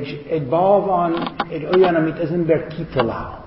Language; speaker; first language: Hungarian; non-native, learner; English